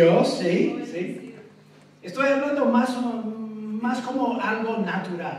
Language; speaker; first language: Spanish; non-native, fluent; English